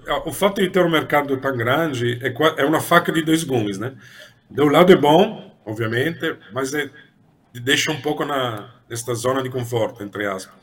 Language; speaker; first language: Portuguese; non-native, fluent; Italian